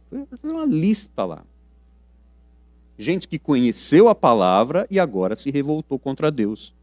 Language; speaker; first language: Portuguese; native; Portuguese